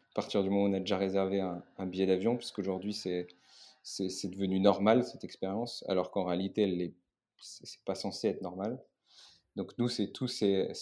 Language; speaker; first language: French; native; French